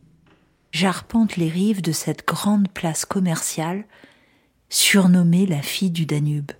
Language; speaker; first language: French; native; French